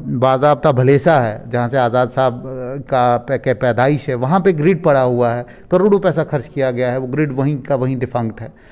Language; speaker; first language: Hindi; non-native, local second language; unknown